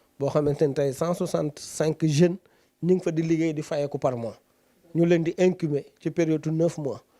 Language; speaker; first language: Wolof; native; Wolof